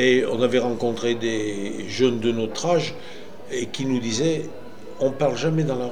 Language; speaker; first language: French; native; French